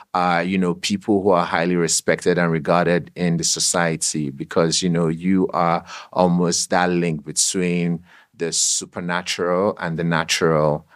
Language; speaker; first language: English; non-native, local second language; Yoruba